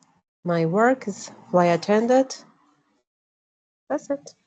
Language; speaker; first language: English; non-native, learner; Spanish